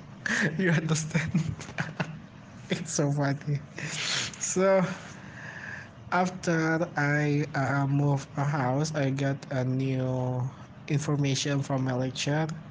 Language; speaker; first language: English; non-native, learner; Indonesian